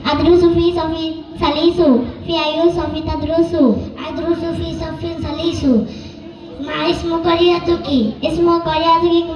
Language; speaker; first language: Arabic; non-native, learner; Bangla